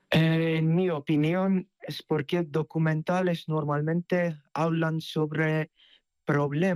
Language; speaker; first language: Spanish; non-native, fluent; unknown